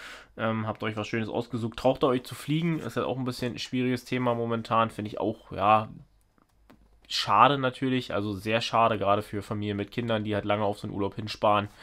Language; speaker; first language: German; native; German